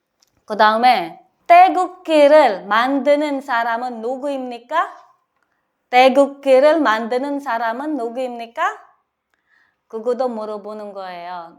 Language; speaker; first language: Korean; non-native, learner; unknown